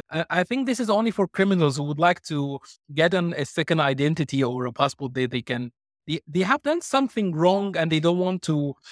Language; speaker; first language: English; non-native, fluent; Arabic